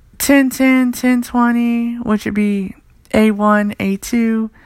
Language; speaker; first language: English; native; English